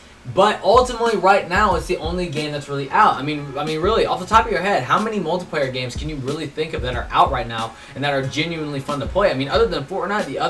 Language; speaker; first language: English; native; English